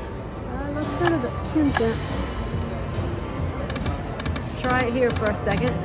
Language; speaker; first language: English; native; English